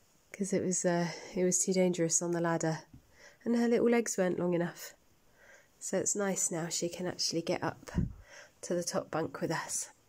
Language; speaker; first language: English; native; English